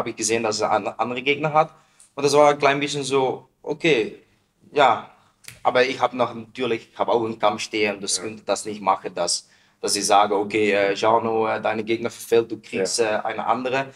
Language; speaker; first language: German; non-native, learner; Dutch